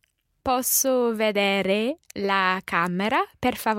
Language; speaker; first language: Italian; non-native, learner; English